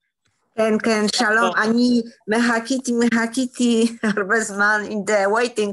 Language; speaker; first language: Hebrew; non-native, learner; Polish